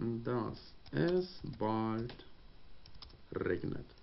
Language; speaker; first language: German; non-native, fluent; Ukrainian